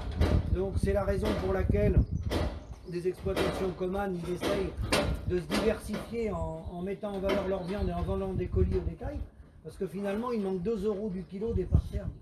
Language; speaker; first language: French; native; French